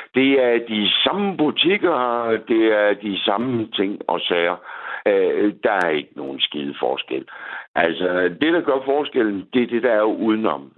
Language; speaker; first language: Danish; native; Danish